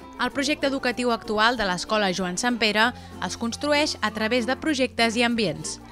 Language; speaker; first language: Catalan; native; Catalan